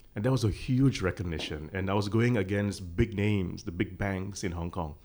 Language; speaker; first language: English; non-native, local second language; Tamil